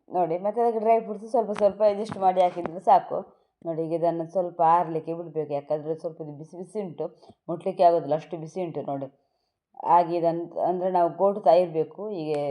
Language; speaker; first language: Kannada; non-native, local second language; Tulu